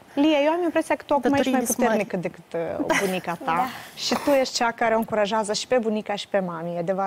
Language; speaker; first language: Romanian; native; Romanian